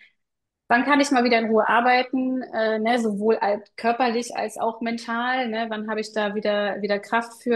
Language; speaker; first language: German; native; German